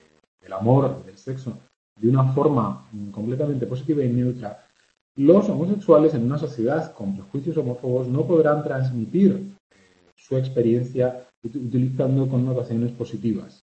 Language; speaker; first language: Spanish; native; Spanish